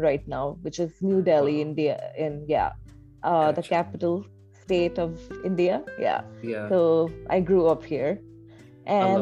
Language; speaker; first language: English; non-native, local second language; Hindi